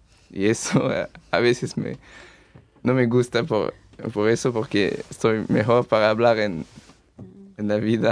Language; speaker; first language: Spanish; early bilingual, heritage; French